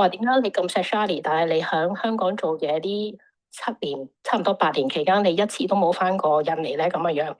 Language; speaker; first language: Cantonese; native; Cantonese